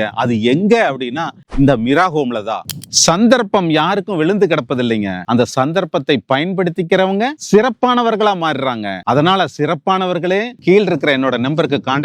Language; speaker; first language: Tamil; native; Tamil